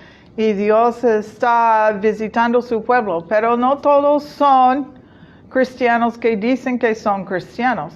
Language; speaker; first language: Spanish; non-native, fluent; English